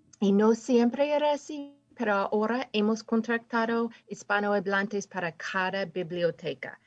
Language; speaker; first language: Spanish; non-native, fluent; English